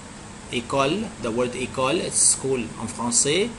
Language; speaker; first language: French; non-native, fluent; Arabic